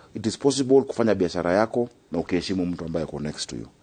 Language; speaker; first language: English; non-native, local second language; Swahili